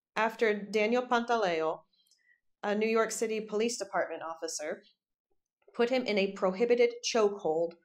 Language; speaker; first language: English; native; English